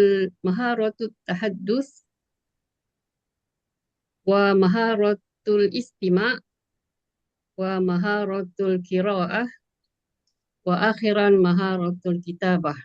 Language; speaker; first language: Arabic; non-native, learner; Malay